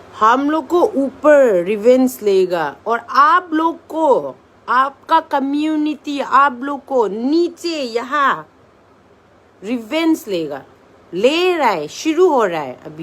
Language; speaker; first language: Hindi; non-native, local second language; Manipuri